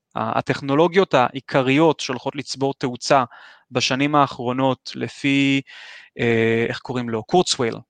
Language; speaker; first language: Hebrew; native; Hebrew